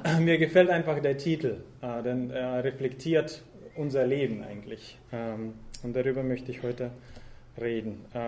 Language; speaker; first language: German; non-native, fluent; Russian